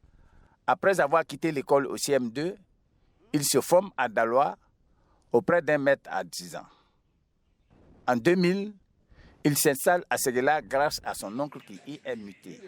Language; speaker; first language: French; native; French